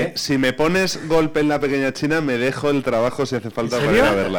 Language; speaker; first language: Spanish; native; Spanish